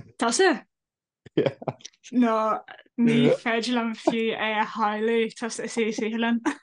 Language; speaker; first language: Irish; non-native, local second language; English